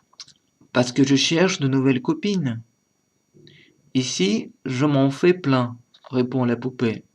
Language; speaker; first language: French; non-native, learner; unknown